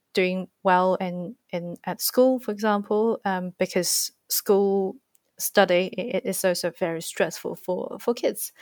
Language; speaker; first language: English; non-native, fluent; Chinese